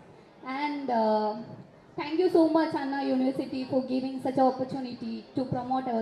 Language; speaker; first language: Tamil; non-native, fluent; Malayalam